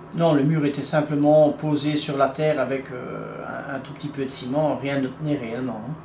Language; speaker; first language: French; native; French